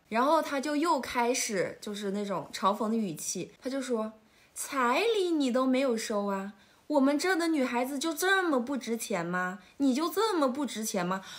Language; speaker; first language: Chinese; native; Chinese